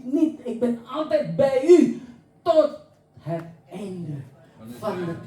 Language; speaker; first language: Dutch; non-native, fluent; Indonesian